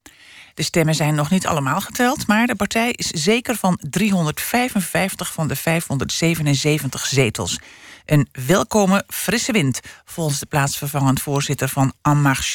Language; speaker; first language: Dutch; native; Dutch